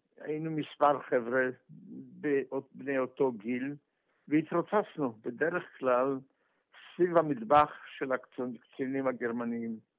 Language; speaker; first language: Hebrew; non-native, fluent; Yiddish